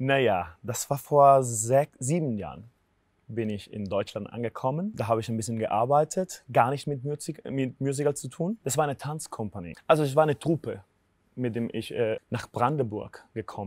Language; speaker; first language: German; non-native, fluent; Spanish